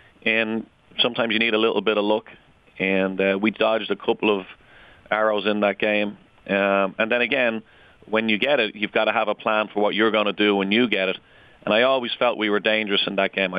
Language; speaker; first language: English; native; English